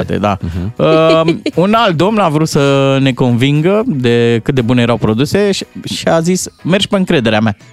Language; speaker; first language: Romanian; native; Romanian